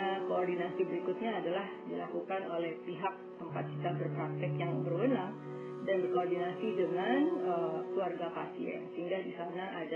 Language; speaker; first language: Indonesian; native; Indonesian